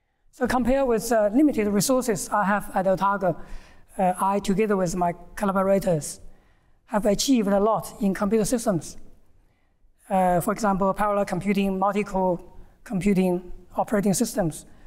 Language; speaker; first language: English; non-native, fluent; Chinese